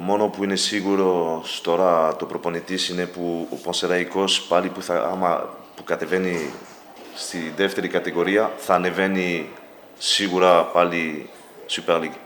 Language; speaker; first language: Greek; non-native, learner; Spanish